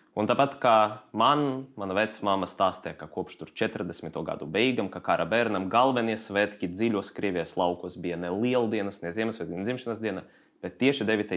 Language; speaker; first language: Latvian; non-native, local second language; Russian